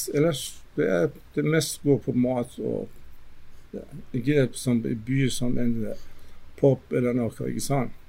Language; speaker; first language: Norwegian; non-native, fluent; Persian